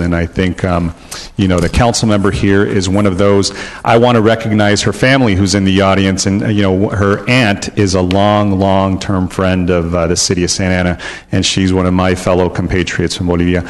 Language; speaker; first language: English; early bilingual, other home language; Spanish